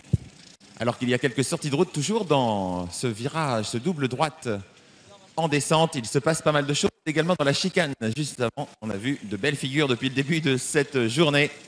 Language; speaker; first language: French; native; French